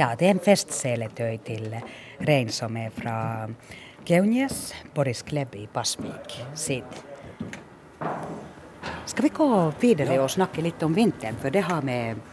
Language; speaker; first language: Norwegian; non-native, fluent; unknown